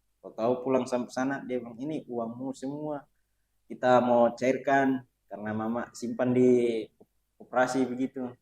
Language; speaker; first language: Indonesian; non-native, fluent; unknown